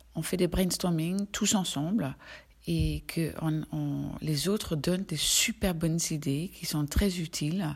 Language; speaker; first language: French; non-native, fluent; Danish